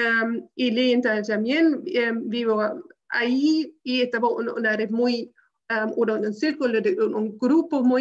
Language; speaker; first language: Spanish; non-native, fluent; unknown